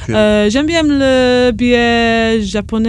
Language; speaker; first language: French; non-native, learner; English